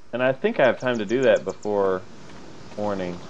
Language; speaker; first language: English; native; English